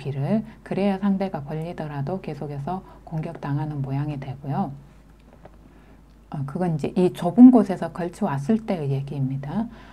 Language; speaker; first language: Korean; native; Korean